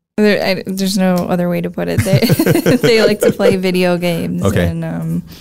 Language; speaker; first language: English; native; English